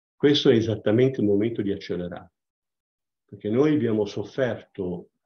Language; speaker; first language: Italian; native; Italian